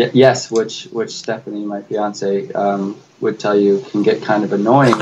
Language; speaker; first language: English; native; English